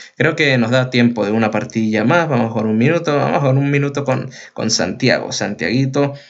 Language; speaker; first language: Spanish; native; Spanish